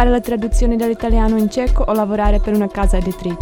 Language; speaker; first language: Italian; non-native, fluent; Czech